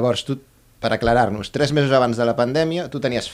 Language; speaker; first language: Catalan; native; Catalan